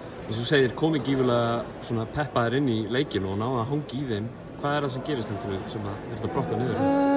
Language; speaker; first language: Icelandic; native; Icelandic